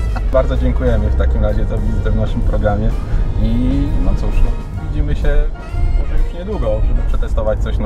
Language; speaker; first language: Polish; native; Polish